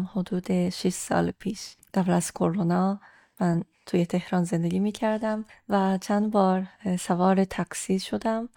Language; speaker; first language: Persian; non-native, fluent; Japanese